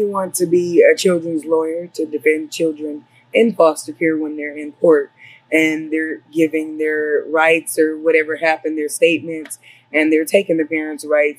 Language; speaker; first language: English; native; English